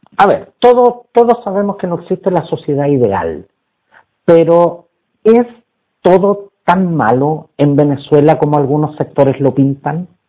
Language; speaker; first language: Spanish; native; Spanish